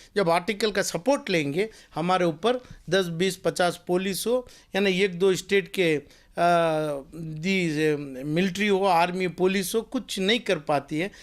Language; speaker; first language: Hindi; non-native, local second language; Urdu